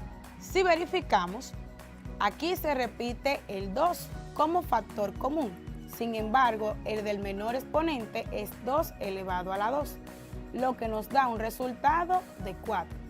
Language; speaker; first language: Spanish; native; Spanish